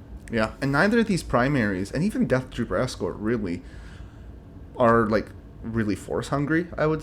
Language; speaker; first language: English; native; English